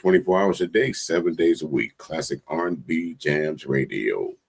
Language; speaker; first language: English; native; English